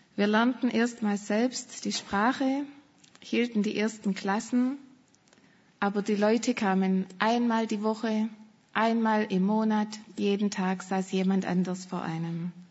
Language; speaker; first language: German; native; German